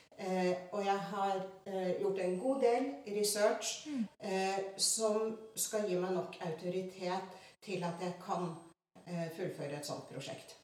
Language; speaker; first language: Norwegian; early bilingual, other home language; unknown